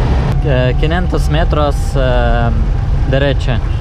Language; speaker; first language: Spanish; non-native, learner; Russian